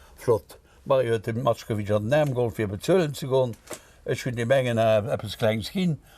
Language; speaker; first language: Luxembourgish; native; Luxembourgish